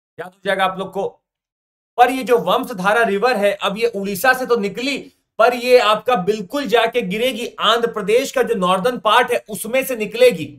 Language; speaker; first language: Hindi; native; Hindi